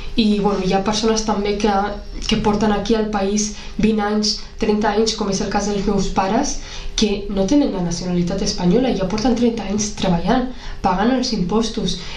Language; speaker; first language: Catalan; early bilingual, other home language; Arabic